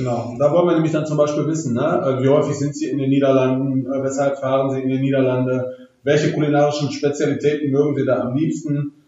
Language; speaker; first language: German; native; German